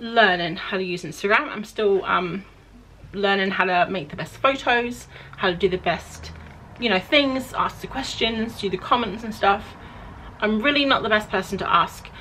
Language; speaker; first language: English; native; English